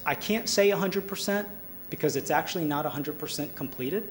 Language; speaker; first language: English; native; English